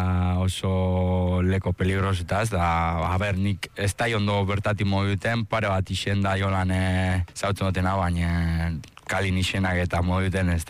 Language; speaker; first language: Basque; native; Basque